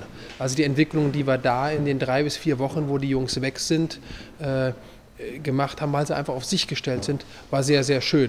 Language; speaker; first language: German; native; German